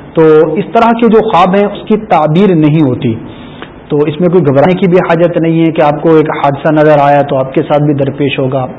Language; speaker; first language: Urdu; native; Urdu